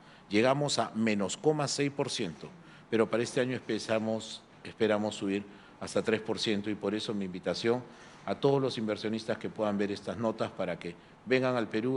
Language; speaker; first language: Spanish; native; Spanish